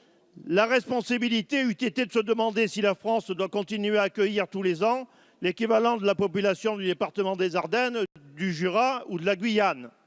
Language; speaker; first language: French; native; French